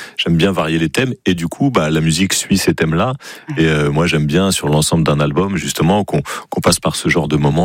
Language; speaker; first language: French; native; French